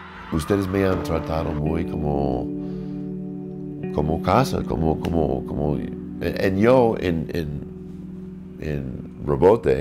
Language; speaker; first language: Spanish; non-native, learner; English